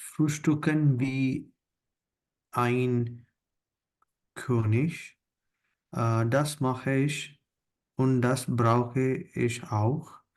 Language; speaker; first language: German; non-native, learner; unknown